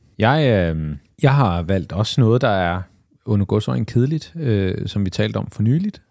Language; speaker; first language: Danish; early bilingual, other home language; Arabic